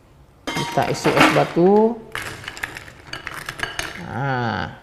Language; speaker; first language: Indonesian; native; Indonesian